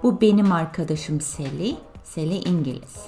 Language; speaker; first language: Turkish; non-native, fluent; English